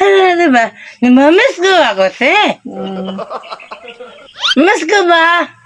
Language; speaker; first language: Filipino; non-native, local second language; Cebuano